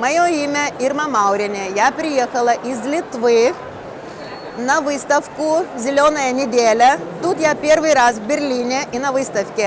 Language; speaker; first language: Russian; non-native, fluent; Lithuanian